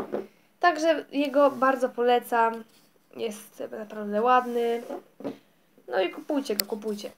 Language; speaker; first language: Polish; native; Polish